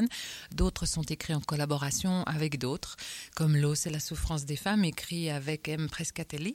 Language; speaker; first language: French; native; French